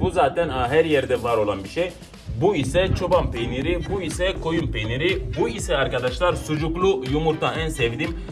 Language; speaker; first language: Turkish; non-native, fluent; Arabic